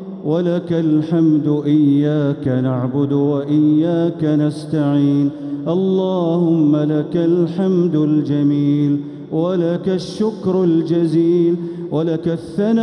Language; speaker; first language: Arabic; native; Arabic